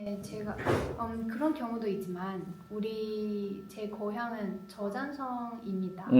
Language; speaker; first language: Korean; non-native, learner; Chinese